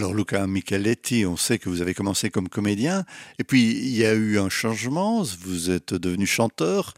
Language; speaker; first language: French; native; French